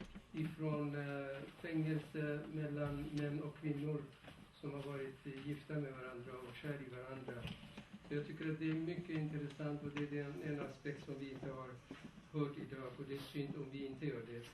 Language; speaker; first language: Swedish; non-native, fluent; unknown